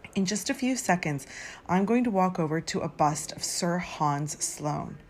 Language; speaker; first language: English; native; English